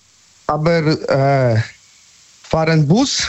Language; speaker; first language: German; non-native, learner; Polish